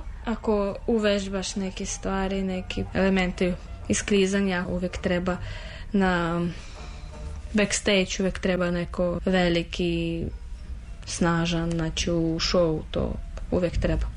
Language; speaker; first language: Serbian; non-native, fluent; Russian